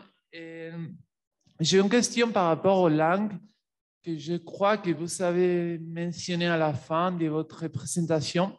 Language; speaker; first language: French; non-native, fluent; Spanish